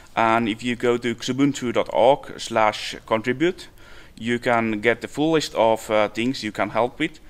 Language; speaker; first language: English; non-native, fluent; Finnish